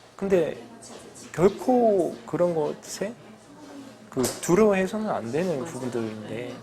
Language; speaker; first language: Korean; native; Korean